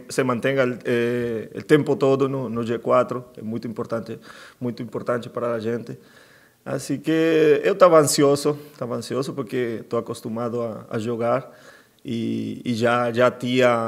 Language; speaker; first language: Portuguese; non-native, fluent; Spanish